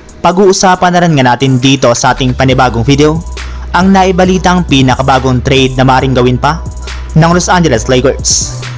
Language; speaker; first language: Filipino; native; Filipino